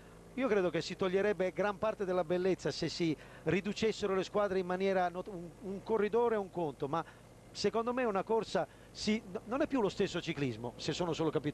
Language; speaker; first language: Italian; native; Italian